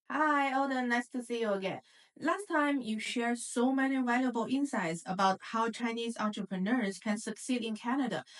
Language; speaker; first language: English; non-native, fluent; Chinese